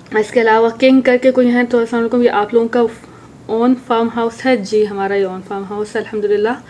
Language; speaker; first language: Urdu; early bilingual, heritage; Urdu